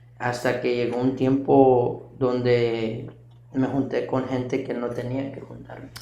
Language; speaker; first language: Spanish; early bilingual, heritage; Spanish